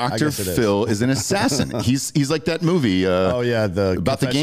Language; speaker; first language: English; native; English